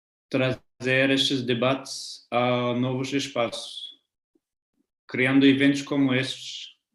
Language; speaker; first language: Portuguese; non-native, fluent; German